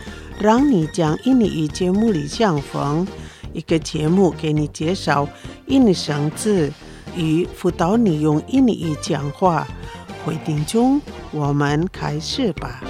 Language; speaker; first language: Chinese; non-native, fluent; Indonesian